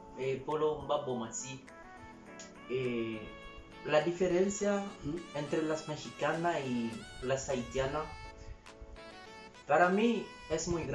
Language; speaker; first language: Spanish; non-native, learner; Haitian Creole